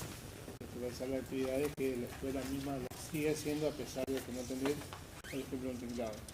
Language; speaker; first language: Spanish; native; Spanish